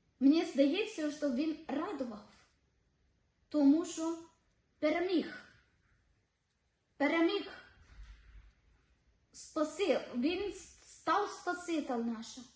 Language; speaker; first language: Ukrainian; non-native, learner; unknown